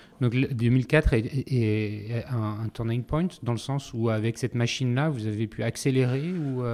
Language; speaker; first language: French; native; French